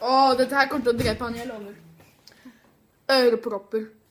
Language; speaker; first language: Norwegian; non-native, fluent; Arabic